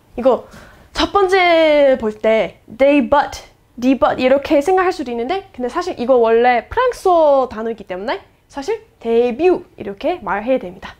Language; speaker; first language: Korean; non-native, fluent; English